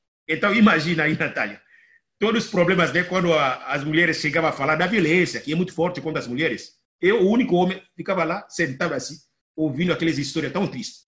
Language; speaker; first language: Portuguese; non-native, fluent; Lingala